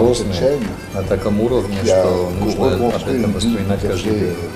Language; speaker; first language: Russian; non-native, fluent; French